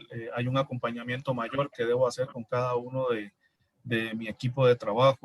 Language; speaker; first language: Spanish; native; Spanish